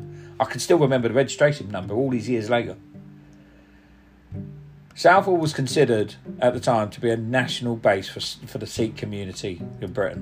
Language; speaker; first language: English; non-native, local second language; Punjabi